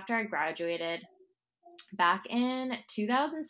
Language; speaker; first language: English; native; English